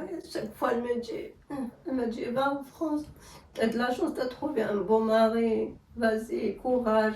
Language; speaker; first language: French; non-native, fluent; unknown